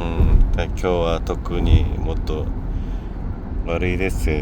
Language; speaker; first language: Japanese; non-native, fluent; Korean